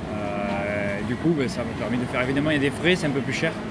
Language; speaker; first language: French; native; French